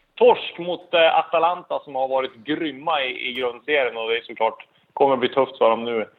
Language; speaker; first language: Swedish; native; Swedish